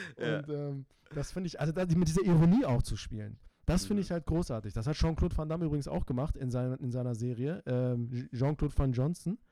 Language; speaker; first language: German; early bilingual, other home language; Turkish